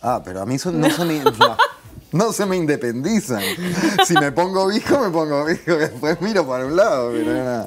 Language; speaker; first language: Spanish; native; Spanish